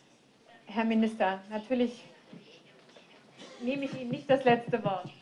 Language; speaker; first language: German; native; German